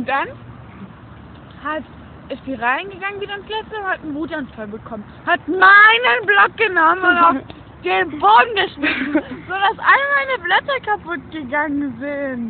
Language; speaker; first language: German; early bilingual, other home language; Turkish